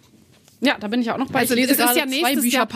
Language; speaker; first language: German; native; German